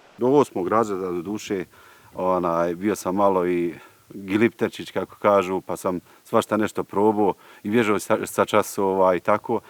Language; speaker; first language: Bosnian; native; Bosnian